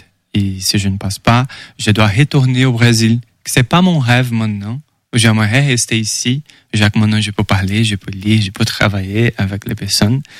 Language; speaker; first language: French; non-native, fluent; Portuguese